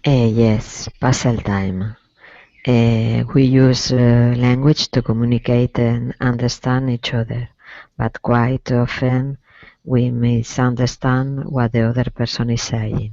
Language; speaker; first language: English; non-native, learner; Spanish